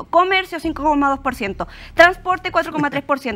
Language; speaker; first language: Spanish; native; Spanish